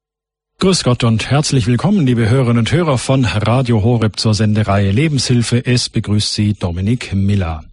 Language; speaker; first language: German; native; German